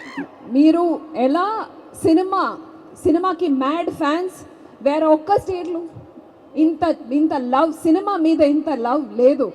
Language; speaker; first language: Telugu; non-native, fluent; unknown